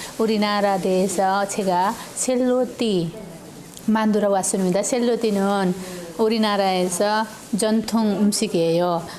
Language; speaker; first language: Korean; non-native, learner; Nepali